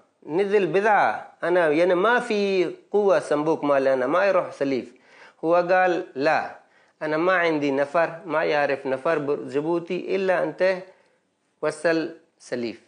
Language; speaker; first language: Arabic; non-native, learner; Baluchi